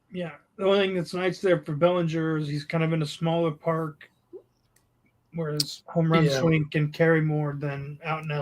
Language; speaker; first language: English; native; English